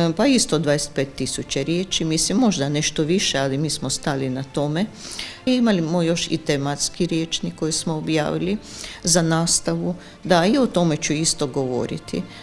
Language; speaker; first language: Croatian; non-native, fluent; Ukrainian